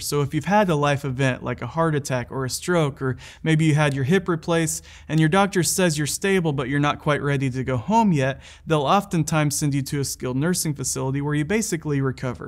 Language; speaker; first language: English; native; English